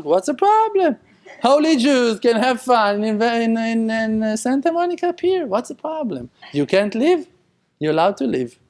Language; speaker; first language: English; non-native, fluent; Hebrew